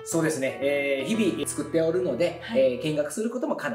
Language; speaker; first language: Japanese; native; Japanese